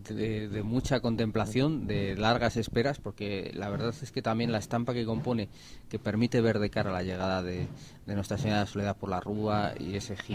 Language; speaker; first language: Spanish; native; Spanish